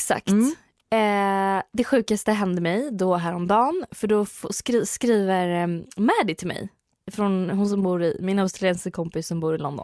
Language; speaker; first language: Swedish; native; Swedish